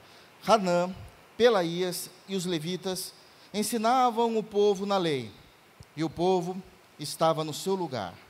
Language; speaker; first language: Portuguese; native; Portuguese